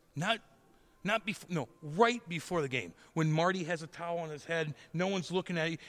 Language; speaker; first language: English; native; English